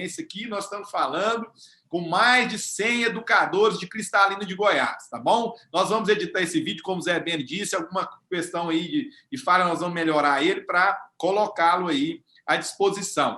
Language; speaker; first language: Portuguese; native; Portuguese